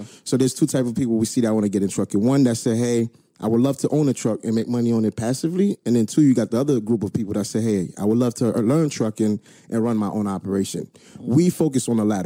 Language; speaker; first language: English; non-native, fluent; Haitian Creole